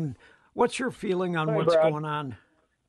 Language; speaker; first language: English; native; English